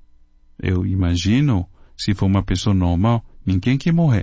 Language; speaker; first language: Portuguese; non-native, fluent; Chinese